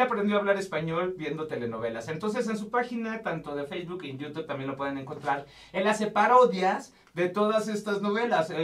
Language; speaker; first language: Spanish; native; Spanish